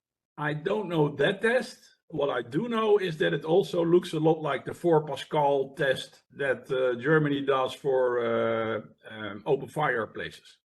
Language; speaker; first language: English; non-native, fluent; Dutch